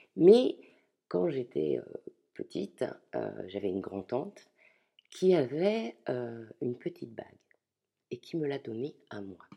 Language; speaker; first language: French; native; French